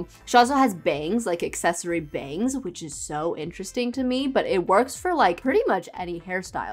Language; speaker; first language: English; native; English